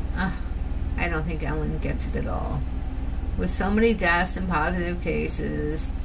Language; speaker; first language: English; native; English